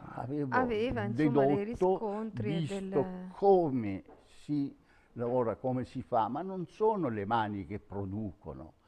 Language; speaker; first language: Italian; native; Italian